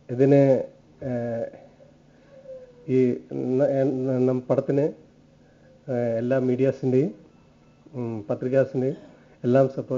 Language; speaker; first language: Tamil; non-native, learner; Malayalam